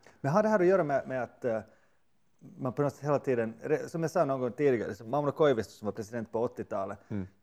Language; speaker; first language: Swedish; native; Swedish